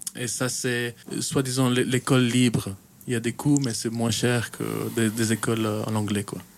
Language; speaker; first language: French; early bilingual, heritage; French